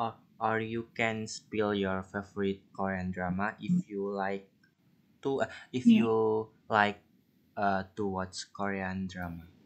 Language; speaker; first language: English; non-native, learner; Indonesian